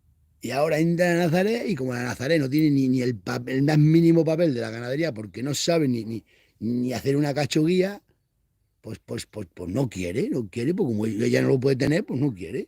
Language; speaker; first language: Spanish; native; Spanish